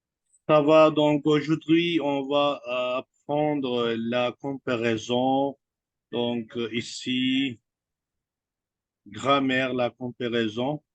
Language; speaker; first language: French; non-native, fluent; Urdu